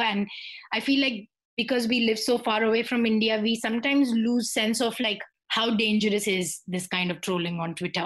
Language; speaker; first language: English; non-native, local second language; Hindi